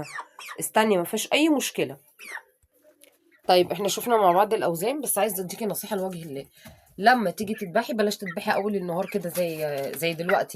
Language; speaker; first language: Arabic; native; Arabic